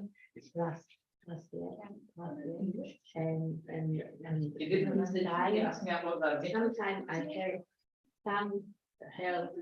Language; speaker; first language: English; non-native, learner; Slovak